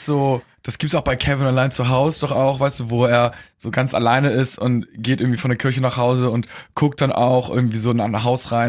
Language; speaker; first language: German; native; German